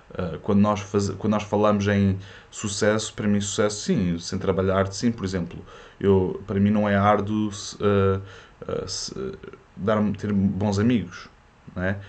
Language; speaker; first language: Portuguese; early bilingual, other home language; French